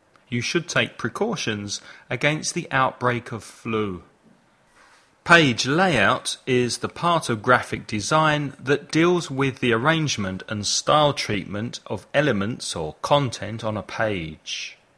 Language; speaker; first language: English; native; English